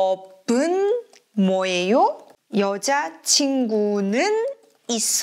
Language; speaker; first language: Korean; non-native, learner; German